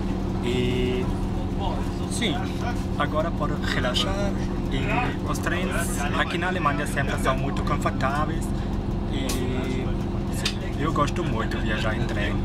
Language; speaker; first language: Portuguese; non-native, fluent; German